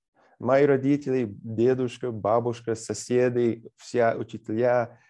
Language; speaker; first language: Russian; non-native, fluent; English